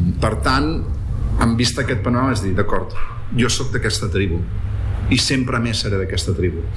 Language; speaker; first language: Catalan; non-native, local second language; Spanish